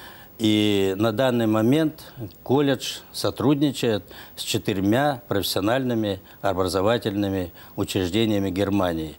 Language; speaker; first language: Russian; native; Russian